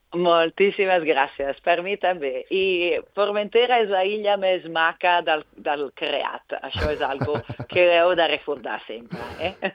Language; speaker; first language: Catalan; non-native, fluent; Italian